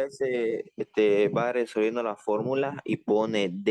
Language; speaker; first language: Spanish; native; Spanish